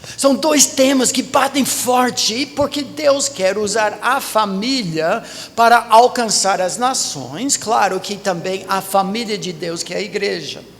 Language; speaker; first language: Portuguese; non-native, fluent; English